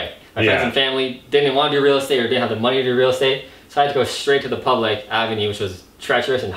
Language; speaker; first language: English; native; English